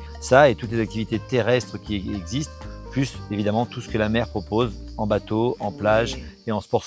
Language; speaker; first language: French; native; French